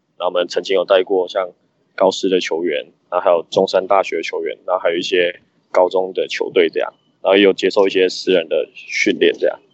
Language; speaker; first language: Chinese; native; Chinese